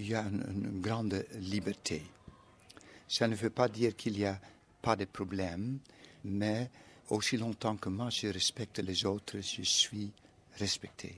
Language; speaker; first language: French; non-native, fluent; Dutch